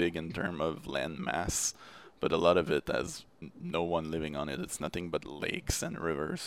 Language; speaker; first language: English; non-native, fluent; French